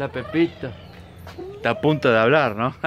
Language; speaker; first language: Spanish; native; Spanish